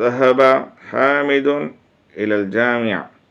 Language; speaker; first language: Arabic; non-native, fluent; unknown